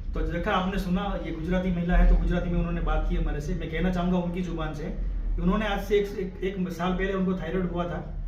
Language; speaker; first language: Hindi; non-native, local second language; Gujarati